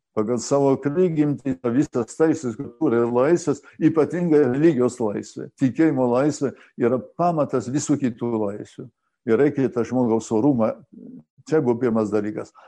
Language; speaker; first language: Lithuanian; early bilingual, heritage; Lithuanian